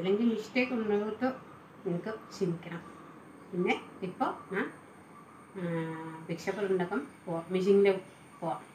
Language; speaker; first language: Malayalam; non-native, learner; Tamil